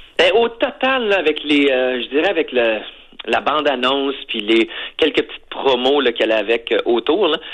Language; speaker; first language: French; native; French